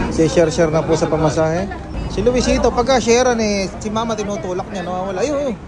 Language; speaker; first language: Filipino; native; Filipino